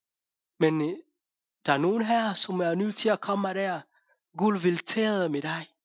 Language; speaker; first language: Danish; non-native, fluent; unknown